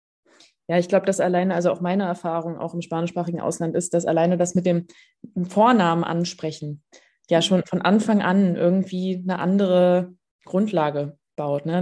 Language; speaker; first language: German; native; German